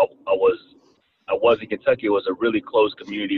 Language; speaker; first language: English; early bilingual, other home language; Kinyarwanda